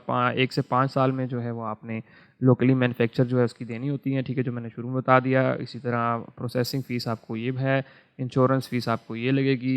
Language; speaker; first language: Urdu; non-native, local second language; Punjabi